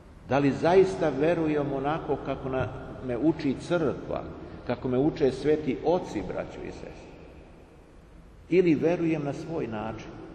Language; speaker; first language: Serbian; native; Serbian